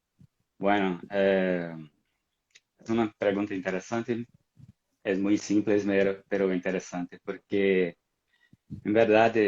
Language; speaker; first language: Spanish; non-native, fluent; Portuguese